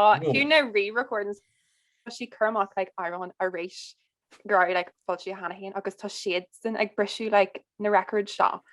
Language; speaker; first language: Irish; non-native, local second language; English